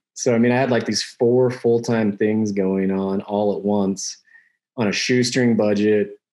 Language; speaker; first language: English; native; English